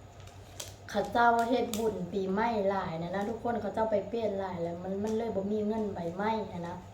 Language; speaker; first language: Thai; non-native, local second language; Lao